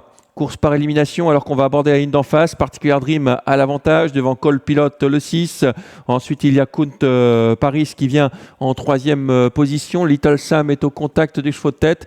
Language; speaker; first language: French; native; French